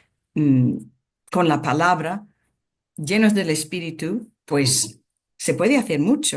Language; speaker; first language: Spanish; non-native, fluent; English